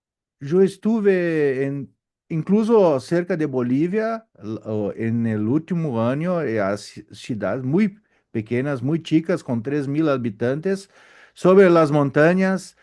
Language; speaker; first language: Spanish; non-native, learner; Portuguese